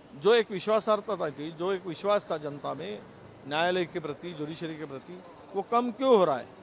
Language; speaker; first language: Hindi; non-native, local second language; Marathi